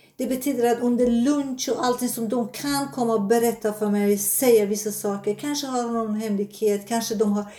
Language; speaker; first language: Swedish; non-native, fluent; Persian